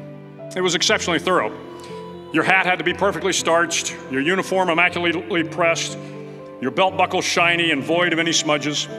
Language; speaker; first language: English; native; English